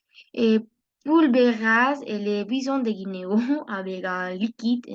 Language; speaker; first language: French; non-native, learner; Spanish